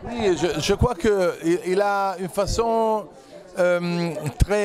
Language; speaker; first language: French; non-native, fluent; Italian